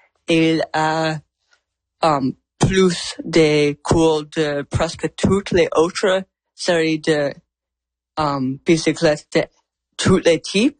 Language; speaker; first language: French; non-native, learner; English